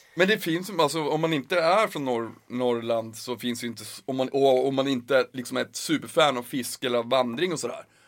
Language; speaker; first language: Swedish; native; Swedish